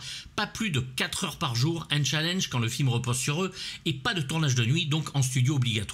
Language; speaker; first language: French; native; French